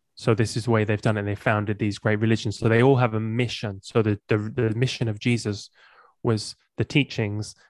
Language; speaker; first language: English; native; English